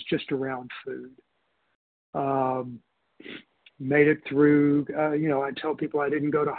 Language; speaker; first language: English; native; English